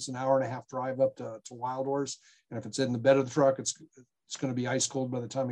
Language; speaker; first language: English; native; English